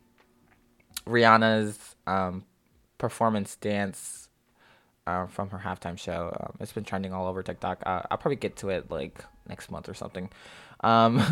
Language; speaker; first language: English; native; English